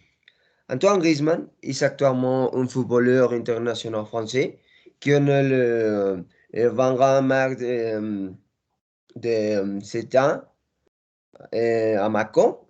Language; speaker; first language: French; non-native, learner; Spanish